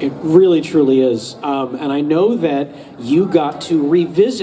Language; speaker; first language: English; native; English